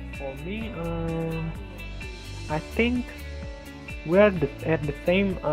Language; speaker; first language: English; non-native, learner; Indonesian